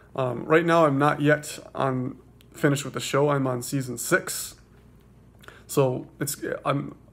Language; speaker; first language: English; native; English